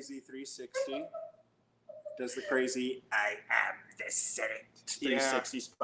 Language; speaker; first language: English; native; English